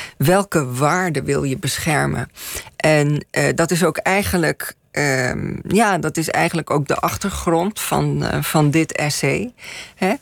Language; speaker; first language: Dutch; native; Dutch